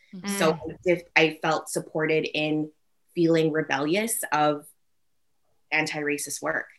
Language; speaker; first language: English; native; English